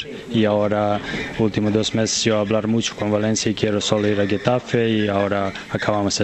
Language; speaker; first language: Spanish; non-native, learner; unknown